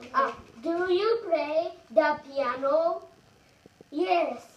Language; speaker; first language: English; non-native, learner; Japanese